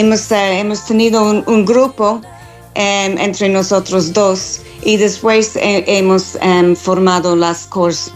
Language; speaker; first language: Spanish; non-native, fluent; English